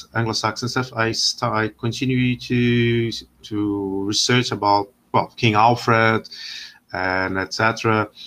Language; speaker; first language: English; non-native, fluent; Portuguese